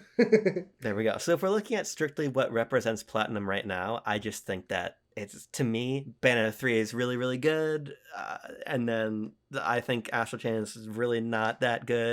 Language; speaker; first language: English; native; English